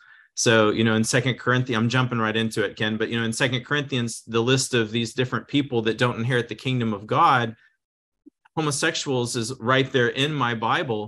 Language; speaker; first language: English; native; English